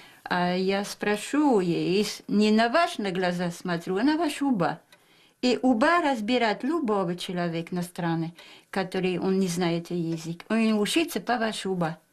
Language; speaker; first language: Russian; non-native, learner; French